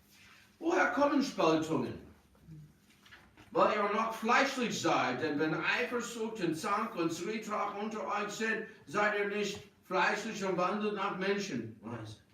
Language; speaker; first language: German; non-native, fluent; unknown